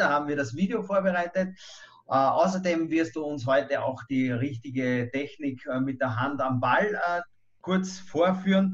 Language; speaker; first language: German; native; German